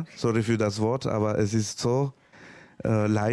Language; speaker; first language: German; non-native, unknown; Spanish